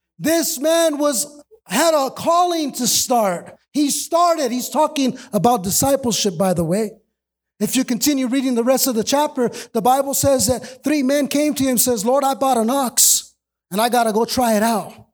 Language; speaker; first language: English; native; English